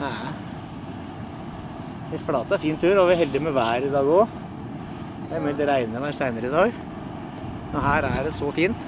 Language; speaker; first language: Norwegian; native; Norwegian